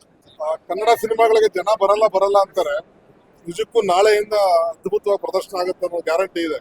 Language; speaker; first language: Kannada; native; Kannada